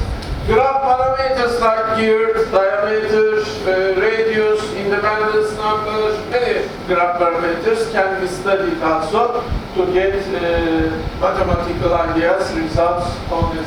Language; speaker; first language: English; non-native, fluent; Turkish